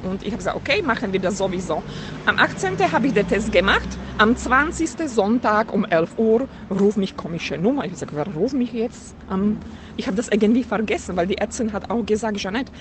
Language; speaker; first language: German; non-native, fluent; Slovak